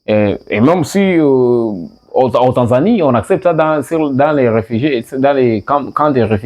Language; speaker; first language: French; non-native, learner; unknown